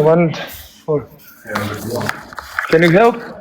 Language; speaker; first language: English; non-native, learner; Lithuanian